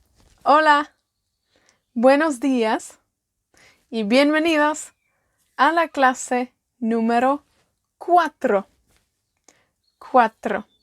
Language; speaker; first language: Spanish; non-native, fluent; Welsh